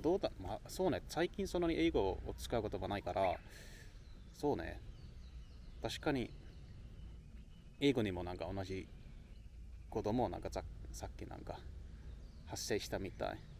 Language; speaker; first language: Japanese; non-native, learner; Finnish